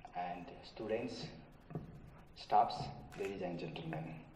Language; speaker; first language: English; non-native, local second language; Nepali